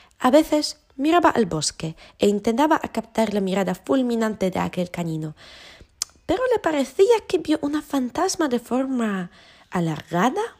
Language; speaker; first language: Spanish; non-native, fluent; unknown